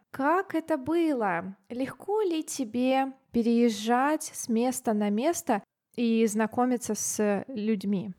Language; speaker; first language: Russian; native; Russian